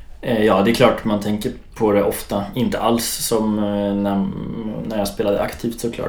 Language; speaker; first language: Swedish; native; Swedish